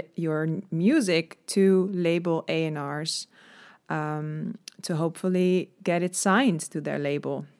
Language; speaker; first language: English; non-native, fluent; Dutch